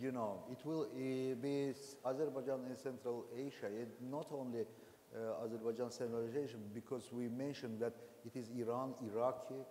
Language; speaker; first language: English; non-native, learner; Azerbaijani